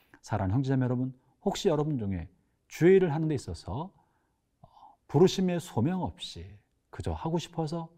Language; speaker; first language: Korean; native; Korean